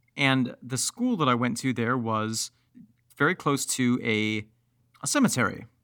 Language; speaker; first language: English; native; English